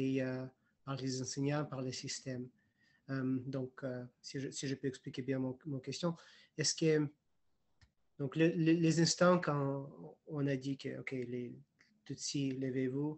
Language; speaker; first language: French; non-native, fluent; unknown